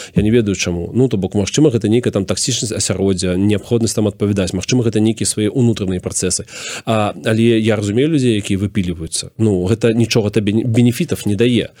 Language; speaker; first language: Belarusian; non-native, local second language; Russian